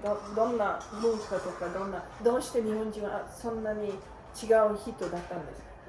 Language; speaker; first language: Japanese; non-native, learner; Italian